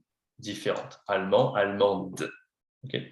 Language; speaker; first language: French; non-native, fluent; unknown